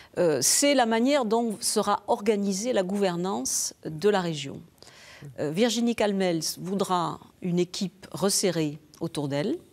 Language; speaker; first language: French; native; French